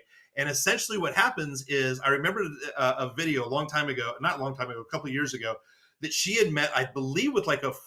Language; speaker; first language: English; native; English